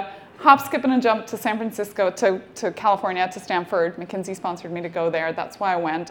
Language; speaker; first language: English; native; English